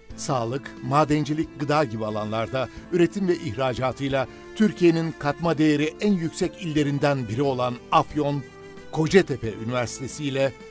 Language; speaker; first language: Turkish; native; Turkish